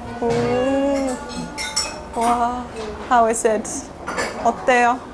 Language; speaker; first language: Korean; non-native, fluent; Estonian